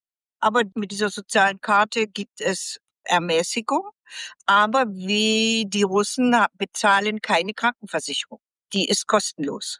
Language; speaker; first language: German; native; German